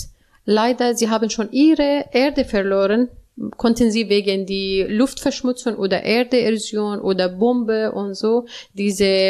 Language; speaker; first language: German; non-native, learner; Arabic